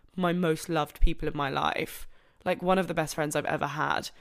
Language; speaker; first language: English; native; English